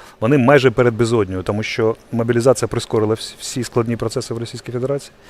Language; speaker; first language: Ukrainian; non-native, local second language; Russian